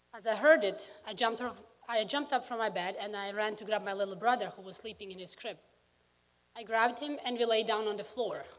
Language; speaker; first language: English; early bilingual, other home language; Bosnian